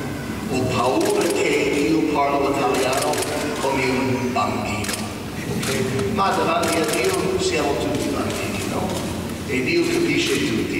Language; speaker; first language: Italian; non-native, learner; English